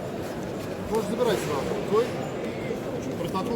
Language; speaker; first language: Russian; native; Russian